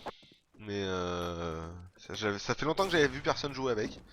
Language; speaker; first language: French; native; French